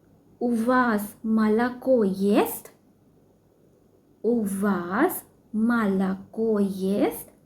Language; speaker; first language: Russian; non-native, fluent; Sinhala